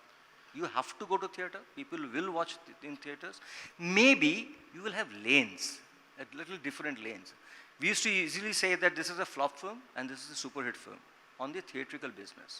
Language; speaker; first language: English; non-native, local second language; Bangla